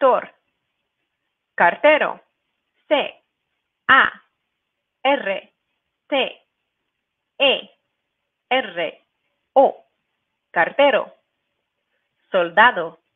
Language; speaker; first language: Spanish; non-native, fluent; English